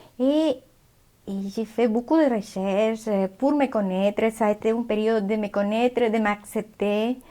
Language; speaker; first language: French; non-native, fluent; Spanish